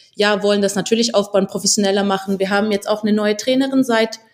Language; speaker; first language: German; early bilingual, other home language; Albanian